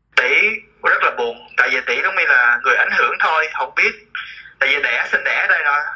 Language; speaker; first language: Vietnamese; early bilingual, heritage; Vietnamese